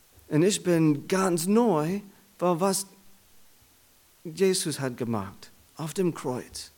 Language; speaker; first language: German; non-native, learner; English